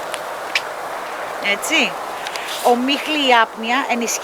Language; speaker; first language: Greek; native; Greek